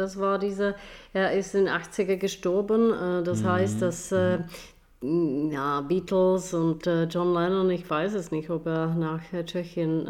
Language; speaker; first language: German; non-native, fluent; Czech